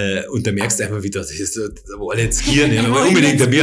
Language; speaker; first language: German; native; German